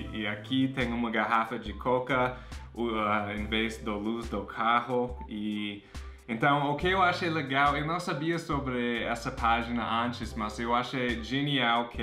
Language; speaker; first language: Portuguese; non-native, fluent; English